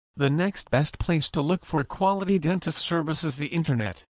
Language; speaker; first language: English; non-native, fluent; Spanish